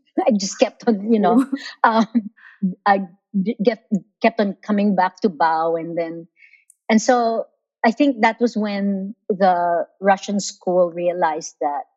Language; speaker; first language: English; non-native, local second language; Filipino